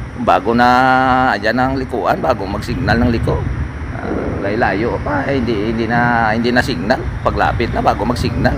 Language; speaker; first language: Filipino; non-native, local second language; Hiligaynon